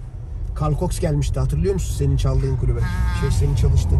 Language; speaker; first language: Turkish; native; Turkish